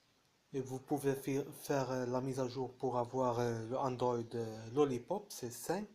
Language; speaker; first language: French; non-native, fluent; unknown